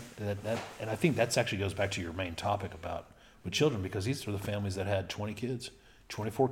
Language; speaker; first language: English; early bilingual, other home language; Spanish